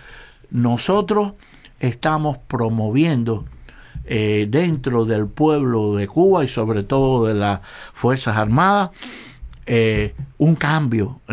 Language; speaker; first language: Spanish; native; Spanish